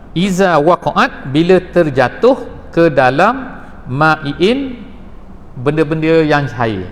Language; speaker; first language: Malay; native; Malay